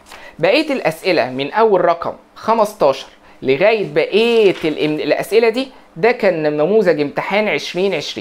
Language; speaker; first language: Arabic; native; Arabic